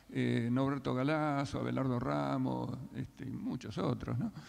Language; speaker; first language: Spanish; native; Spanish